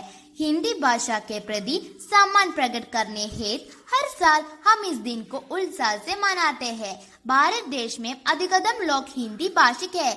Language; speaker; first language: Hindi; non-native, local second language; Malayalam